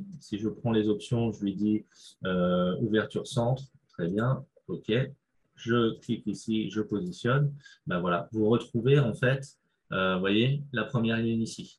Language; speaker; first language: French; native; French